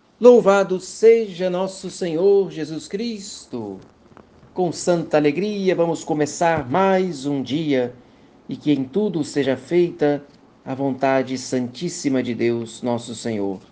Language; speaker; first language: Portuguese; native; Portuguese